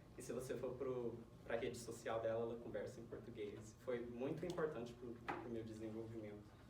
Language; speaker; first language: Portuguese; early bilingual, heritage; Portuguese